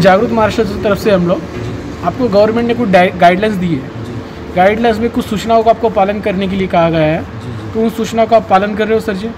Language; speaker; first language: Hindi; non-native, local second language; Marathi